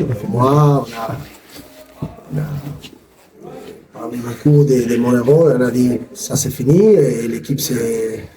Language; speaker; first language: French; non-native, learner; Spanish